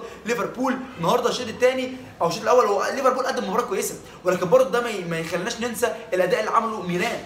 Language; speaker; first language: Arabic; native; Arabic